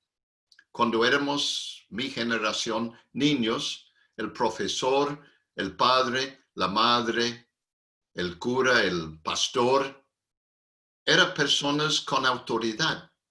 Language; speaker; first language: Spanish; non-native, fluent; English